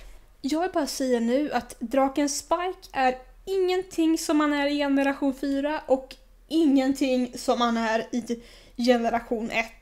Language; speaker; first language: Swedish; native; Swedish